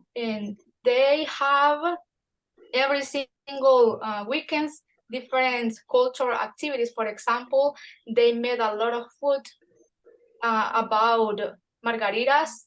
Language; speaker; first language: English; non-native, fluent; Spanish